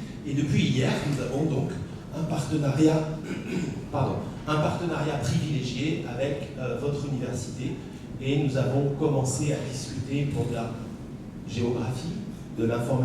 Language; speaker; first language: French; native; French